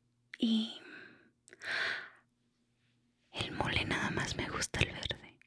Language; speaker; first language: Spanish; early bilingual, heritage; Spanish